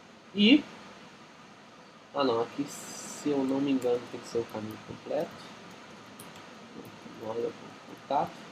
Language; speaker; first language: Portuguese; native; Portuguese